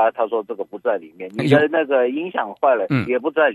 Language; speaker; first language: Chinese; native; Chinese